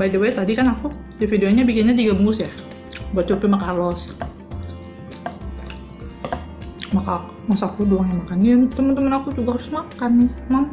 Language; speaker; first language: Indonesian; native; Indonesian